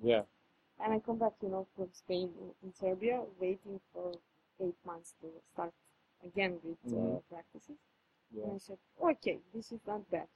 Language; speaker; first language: English; non-native, fluent; Serbian